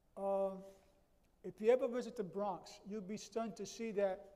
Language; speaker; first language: English; native; English